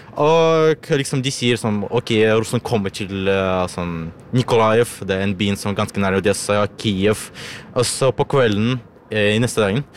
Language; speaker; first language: Norwegian; non-native, learner; Ukrainian